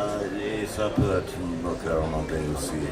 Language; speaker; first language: French; non-native, fluent; English